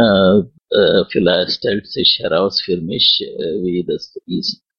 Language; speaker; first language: German; non-native, fluent; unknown